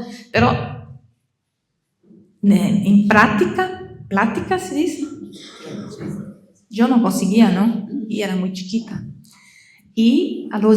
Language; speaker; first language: Spanish; non-native, learner; Portuguese